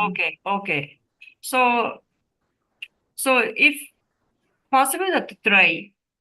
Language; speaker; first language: English; non-native, learner; Japanese